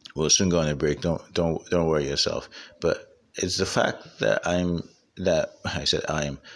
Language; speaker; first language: English; non-native, local second language; Igbo